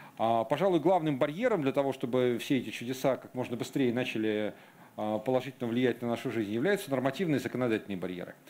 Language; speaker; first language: Russian; native; Russian